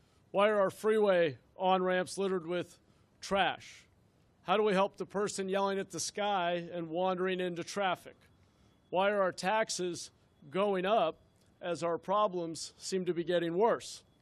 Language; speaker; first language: English; native; English